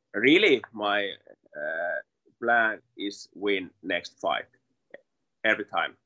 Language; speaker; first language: English; non-native, learner; Finnish